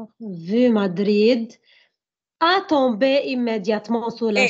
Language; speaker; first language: French; non-native, learner; Arabic